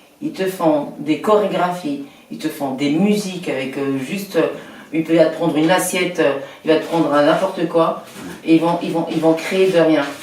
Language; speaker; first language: French; native; French